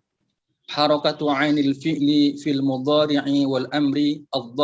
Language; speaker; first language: Arabic; non-native, learner; Indonesian